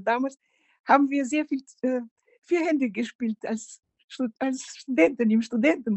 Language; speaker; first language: German; non-native, fluent; Macedonian